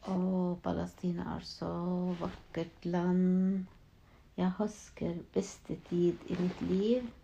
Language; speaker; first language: Norwegian; non-native, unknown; Arabic